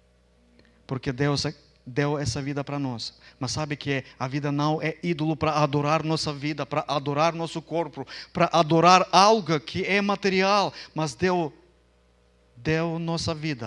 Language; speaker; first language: Portuguese; non-native, fluent; Ukrainian